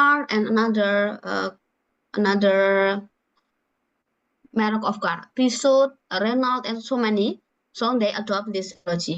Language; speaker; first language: English; non-native, learner; Indonesian